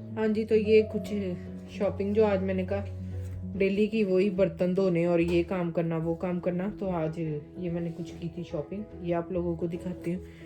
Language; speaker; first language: Urdu; native; Urdu